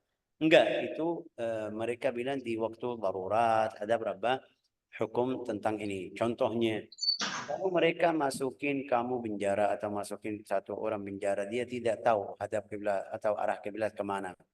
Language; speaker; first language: Indonesian; non-native, fluent; Arabic